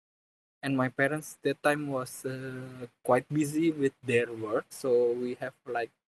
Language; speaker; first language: English; non-native, fluent; Indonesian